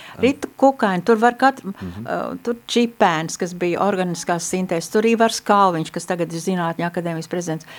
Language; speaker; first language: Latvian; native; Latvian